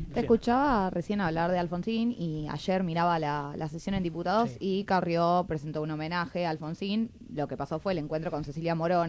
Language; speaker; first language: Spanish; native; Spanish